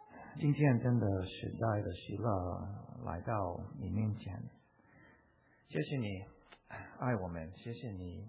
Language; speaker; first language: Chinese; non-native, fluent; English